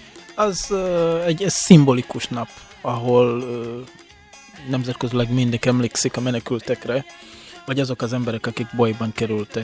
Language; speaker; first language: Hungarian; non-native, fluent; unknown